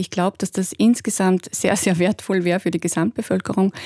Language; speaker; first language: German; native; German